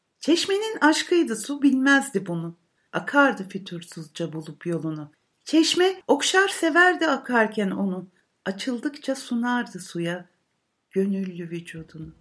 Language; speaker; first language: Turkish; native; Turkish